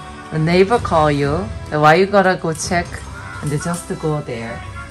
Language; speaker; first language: English; non-native, learner; Korean